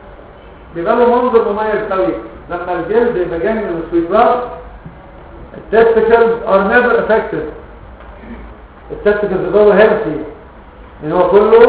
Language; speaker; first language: Arabic; native; Arabic